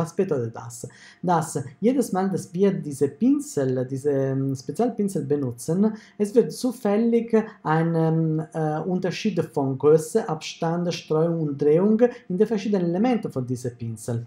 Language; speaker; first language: German; non-native, fluent; Italian